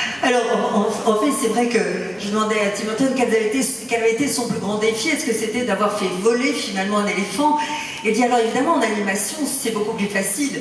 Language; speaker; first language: French; native; French